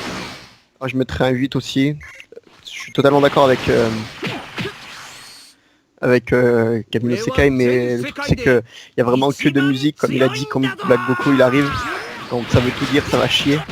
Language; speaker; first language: French; native; French